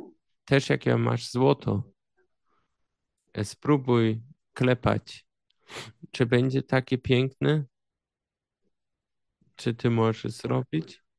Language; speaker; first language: Polish; early bilingual, heritage; Polish